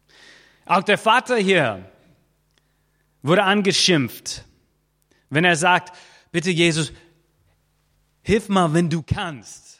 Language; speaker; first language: German; non-native, fluent; English